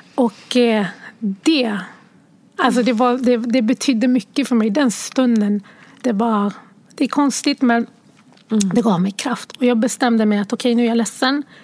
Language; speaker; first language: Swedish; early bilingual, other home language; Arabic